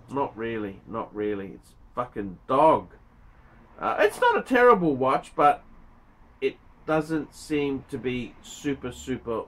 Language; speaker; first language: English; native; English